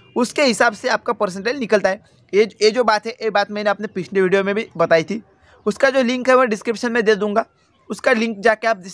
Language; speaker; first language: Hindi; non-native, local second language; Marathi